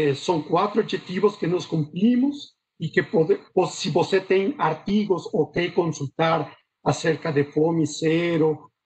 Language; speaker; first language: Portuguese; non-native, learner; Spanish